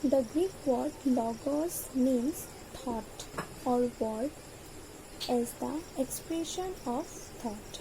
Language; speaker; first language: English; non-native, local second language; Assamese